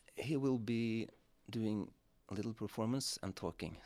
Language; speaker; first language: English; non-native, fluent; Norwegian